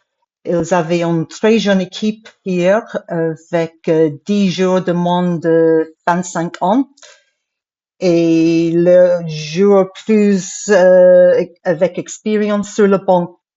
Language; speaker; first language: French; non-native, fluent; English